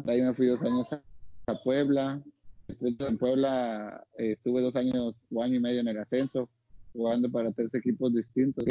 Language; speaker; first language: Spanish; native; Spanish